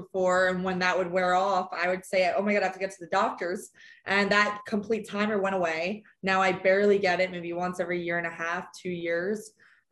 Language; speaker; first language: English; native; English